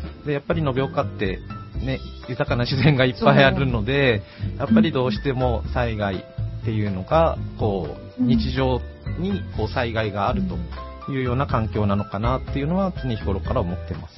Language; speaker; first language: Japanese; native; Japanese